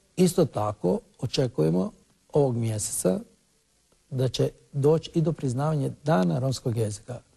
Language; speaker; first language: Croatian; non-native, local second language; Romany